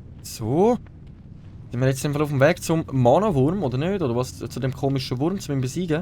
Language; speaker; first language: German; native; German